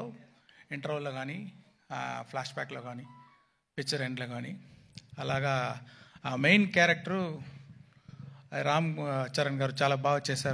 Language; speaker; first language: Telugu; non-native, local second language; Tamil